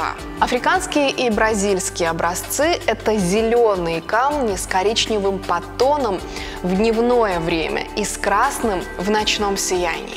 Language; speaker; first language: Russian; native; Russian